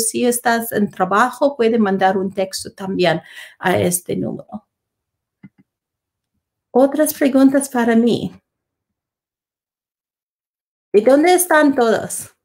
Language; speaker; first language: Spanish; non-native, learner; English